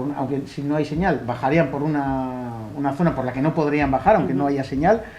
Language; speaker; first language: Spanish; non-native, local second language; Basque